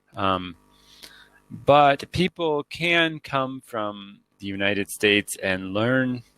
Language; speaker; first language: English; native; English